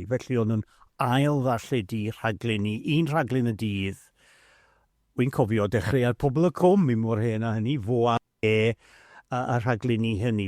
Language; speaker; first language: Welsh; non-native, fluent; English